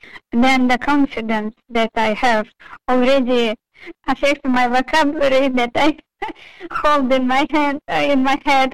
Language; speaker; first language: English; non-native, fluent; Russian